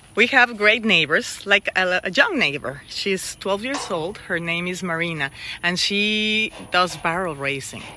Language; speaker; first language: English; non-native, fluent; Spanish